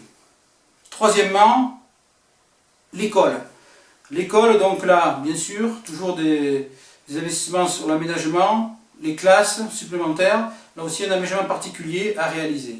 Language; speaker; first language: French; native; French